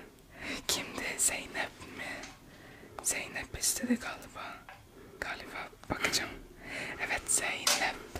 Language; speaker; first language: Turkish; early bilingual, heritage; Turkish